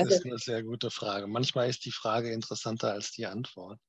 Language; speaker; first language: German; native; German